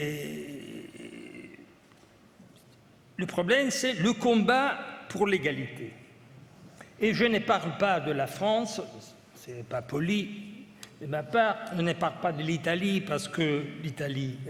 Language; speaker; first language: French; non-native, fluent; Italian